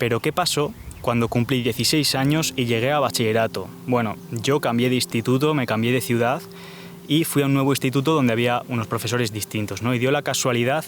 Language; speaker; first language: Spanish; native; Spanish